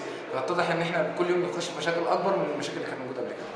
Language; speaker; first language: Arabic; native; Arabic